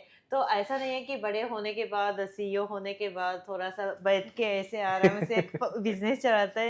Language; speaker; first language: Hindi; non-native, fluent; Japanese